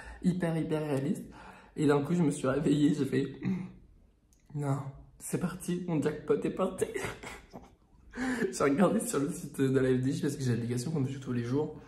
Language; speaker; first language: French; native; French